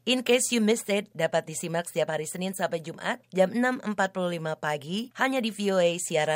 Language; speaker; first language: Indonesian; native; Indonesian